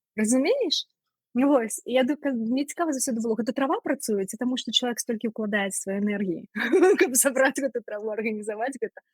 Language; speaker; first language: Belarusian; non-native, local second language; Russian